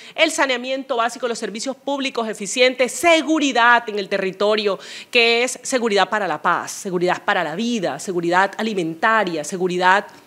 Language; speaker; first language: Spanish; native; Spanish